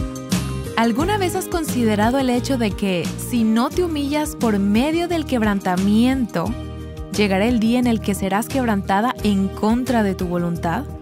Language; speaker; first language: Spanish; native; Spanish